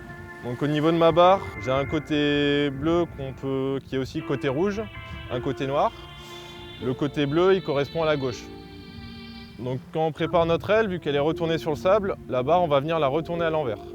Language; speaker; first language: French; native; French